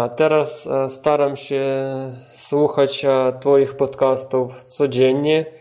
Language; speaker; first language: Polish; non-native, learner; Ukrainian